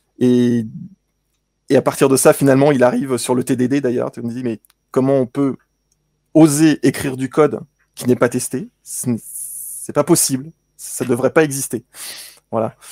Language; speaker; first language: French; native; French